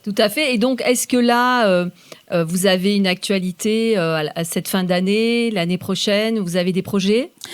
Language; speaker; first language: French; native; French